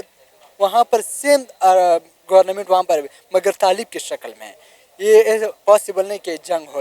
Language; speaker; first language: Hindi; non-native, local second language; Pashto